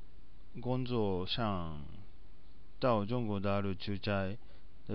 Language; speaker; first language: Chinese; non-native, learner; Japanese